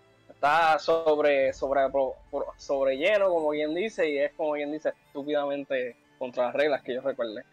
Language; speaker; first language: Spanish; native; Spanish